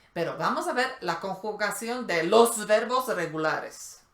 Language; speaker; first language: Spanish; non-native, fluent; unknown